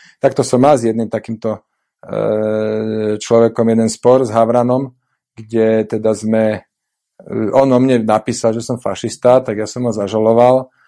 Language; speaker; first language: Slovak; native; Slovak